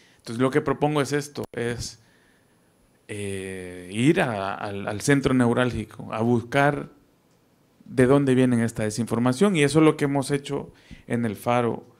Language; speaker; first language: Spanish; native; Spanish